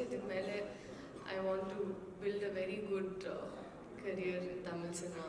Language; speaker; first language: Tamil; non-native, learner; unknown